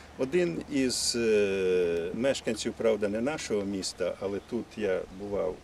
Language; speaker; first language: Ukrainian; native; Ukrainian